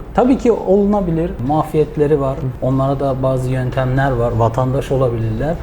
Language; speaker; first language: Turkish; non-native, fluent; Persian